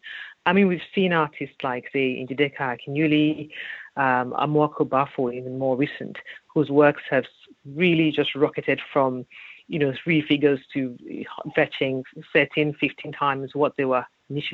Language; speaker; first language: English; non-native, local second language; Yoruba